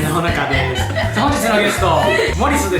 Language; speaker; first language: Japanese; native; Japanese